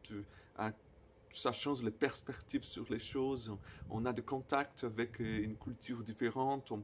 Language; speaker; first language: French; non-native, fluent; Portuguese